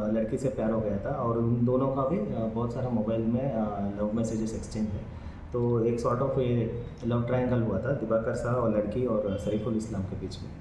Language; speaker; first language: Hindi; non-native, local second language; Bangla